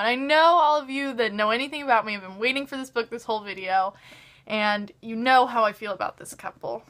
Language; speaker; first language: English; native; English